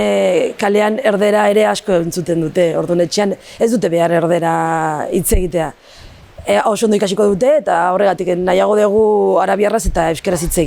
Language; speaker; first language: Basque; non-native, local second language; Arabic